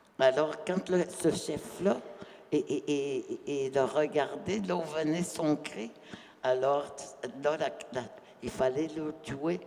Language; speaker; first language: French; non-native, local second language; Innu-aimun